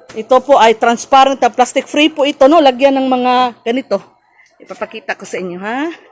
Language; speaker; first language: Filipino; non-native, local second language; Cebuano